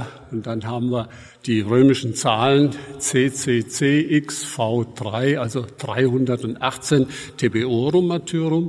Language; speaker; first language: German; native; German